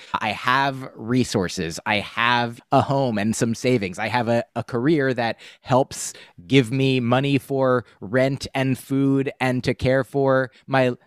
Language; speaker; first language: English; native; English